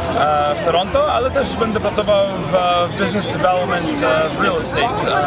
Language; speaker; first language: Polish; early bilingual, heritage; Polish